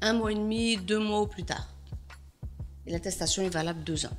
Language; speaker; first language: French; non-native, local second language; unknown